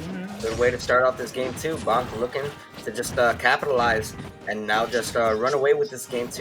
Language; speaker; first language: English; native; English